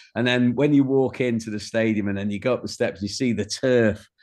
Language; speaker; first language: English; native; English